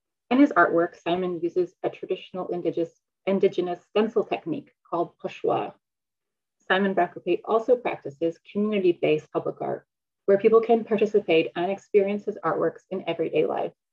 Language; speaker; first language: English; native; English